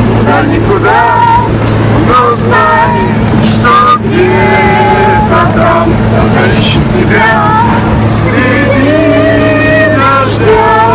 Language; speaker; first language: Russian; native; Russian